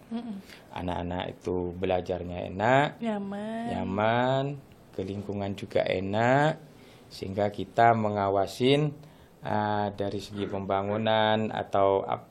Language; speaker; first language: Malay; non-native, local second language; Madurese